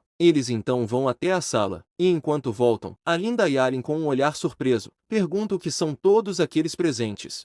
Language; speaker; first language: Portuguese; native; Portuguese